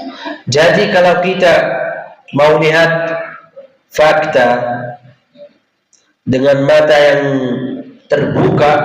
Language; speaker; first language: Indonesian; non-native, fluent; Arabic